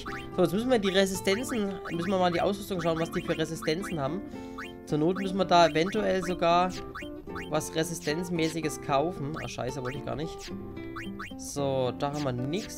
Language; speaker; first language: German; native; German